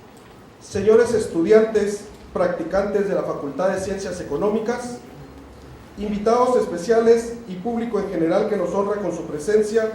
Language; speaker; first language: Spanish; native; Spanish